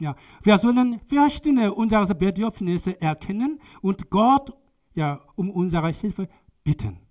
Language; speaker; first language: German; non-native, learner; Korean